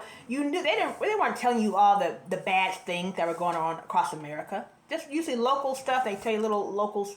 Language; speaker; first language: English; native; English